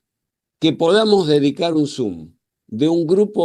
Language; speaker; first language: Spanish; native; Spanish